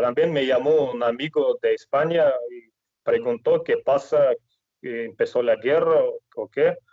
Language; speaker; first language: Spanish; non-native, fluent; Russian